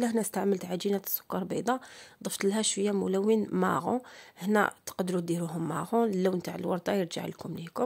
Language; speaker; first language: Arabic; native; Arabic